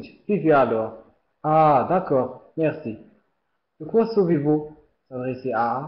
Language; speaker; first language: French; non-native, learner; Arabic